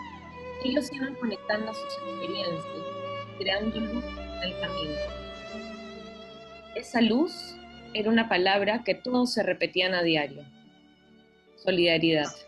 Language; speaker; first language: Spanish; native; Spanish